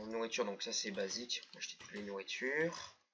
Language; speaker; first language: French; native; French